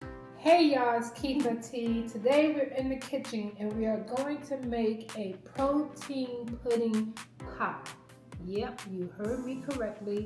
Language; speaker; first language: English; native; English